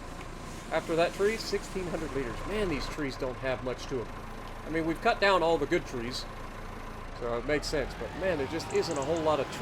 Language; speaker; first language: English; native; English